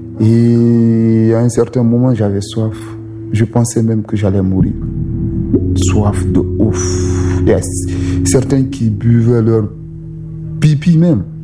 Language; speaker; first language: French; non-native, local second language; Susu